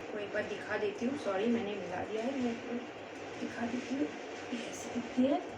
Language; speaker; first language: Hindi; non-native, local second language; Bangla